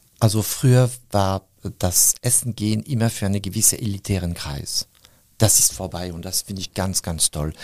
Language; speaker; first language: German; non-native, fluent; French